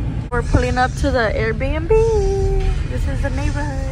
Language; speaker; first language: English; early bilingual, other home language; Spanish